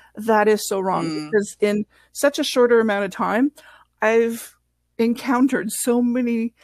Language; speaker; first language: English; non-native, fluent; French